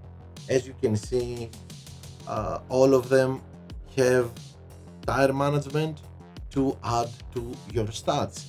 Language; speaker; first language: English; non-native, fluent; Greek